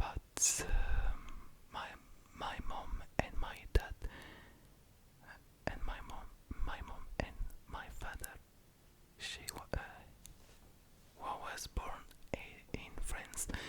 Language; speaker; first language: English; non-native, learner; French